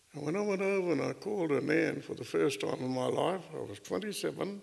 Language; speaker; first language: English; native; English